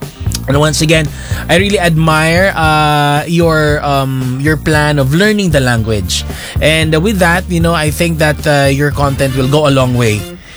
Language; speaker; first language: English; non-native, local second language; Cebuano